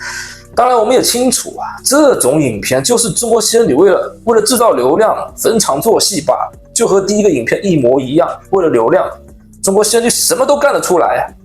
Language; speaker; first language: Chinese; native; Chinese